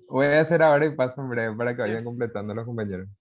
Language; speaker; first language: Spanish; native; Spanish